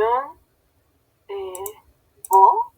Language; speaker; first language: French; non-native, learner; Spanish